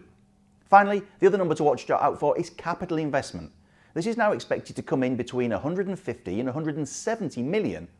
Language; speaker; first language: English; native; English